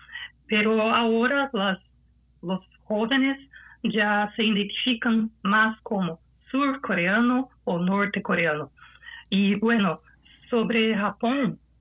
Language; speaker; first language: Spanish; non-native, fluent; Portuguese